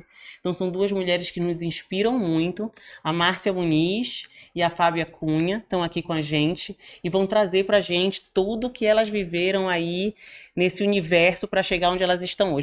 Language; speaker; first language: Portuguese; native; Portuguese